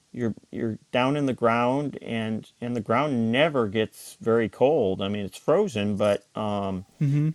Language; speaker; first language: English; native; English